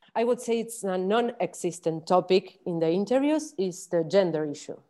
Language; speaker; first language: English; non-native, fluent; Spanish